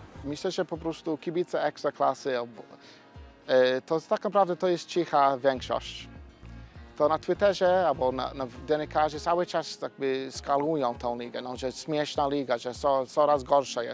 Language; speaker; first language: Polish; non-native, fluent; English